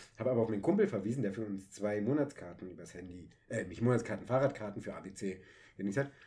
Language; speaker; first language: German; native; German